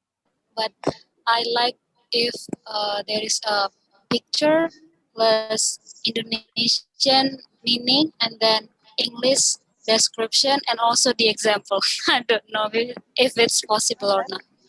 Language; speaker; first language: English; non-native, learner; Indonesian